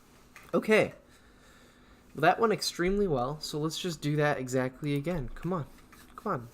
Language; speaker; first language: English; native; English